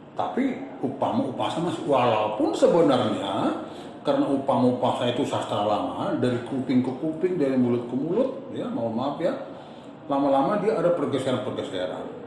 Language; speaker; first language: Indonesian; non-native, local second language; Batak Toba